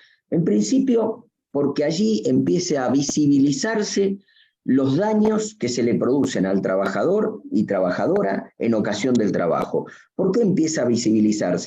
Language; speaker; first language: Spanish; native; Spanish